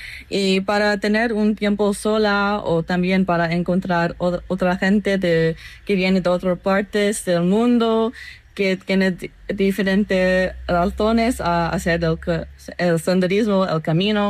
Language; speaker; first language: Spanish; non-native, learner; English